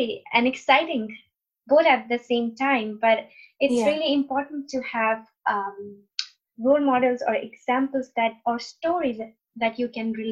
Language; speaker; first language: English; non-native, local second language; Urdu